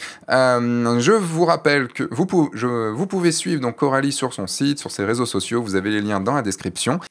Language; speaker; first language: French; native; French